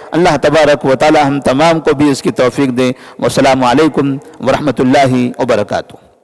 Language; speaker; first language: Urdu; native; Urdu